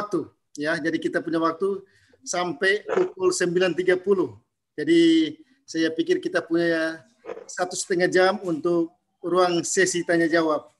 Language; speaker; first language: Indonesian; native; Indonesian